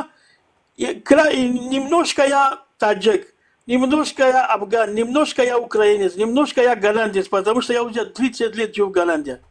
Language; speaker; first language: Russian; non-native, fluent; Persian